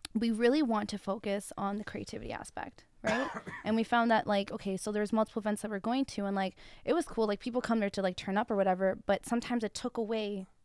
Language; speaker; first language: English; early bilingual, other home language; Tigrinya